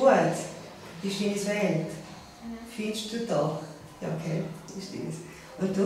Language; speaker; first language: German; non-native, learner; Portuguese